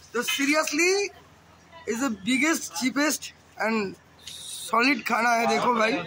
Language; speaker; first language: Hindi; non-native, local second language; Bangla